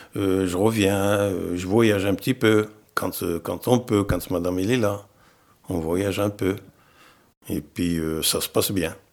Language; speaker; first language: French; non-native, fluent; Arabic